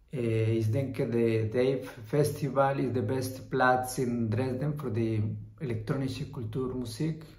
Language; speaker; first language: German; non-native, learner; Spanish